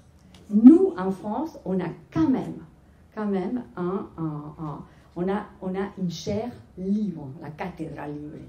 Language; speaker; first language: French; non-native, fluent; Spanish